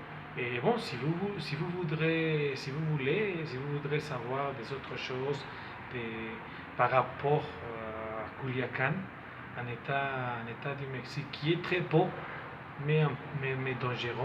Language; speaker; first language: French; non-native, fluent; Spanish